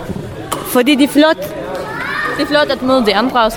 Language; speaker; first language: Danish; non-native, learner; Kurdish